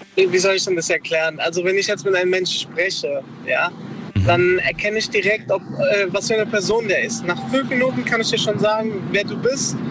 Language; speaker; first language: German; early bilingual, other home language; Spanish